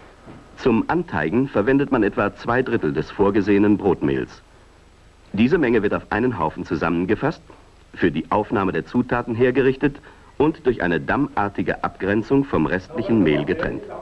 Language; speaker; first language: German; native; German